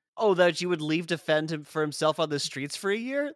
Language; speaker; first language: English; native; English